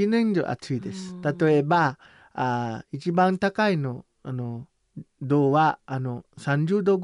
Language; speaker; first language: Japanese; non-native, learner; Samoan